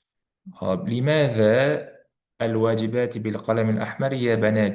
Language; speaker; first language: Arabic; non-native, fluent; Uzbek